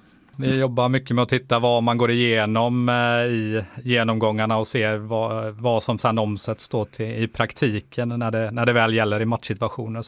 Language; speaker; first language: Swedish; native; Swedish